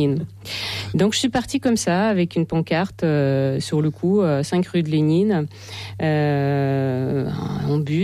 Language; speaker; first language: French; non-native, fluent; Russian